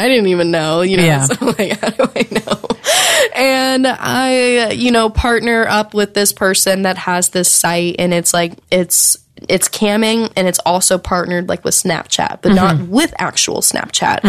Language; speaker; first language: English; native; English